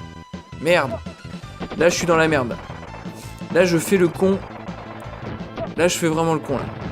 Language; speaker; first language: French; native; French